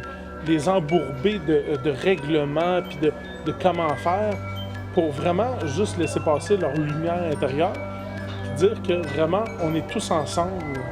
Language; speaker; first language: French; native; French